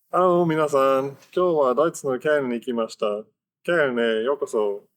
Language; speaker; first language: Japanese; non-native, fluent; German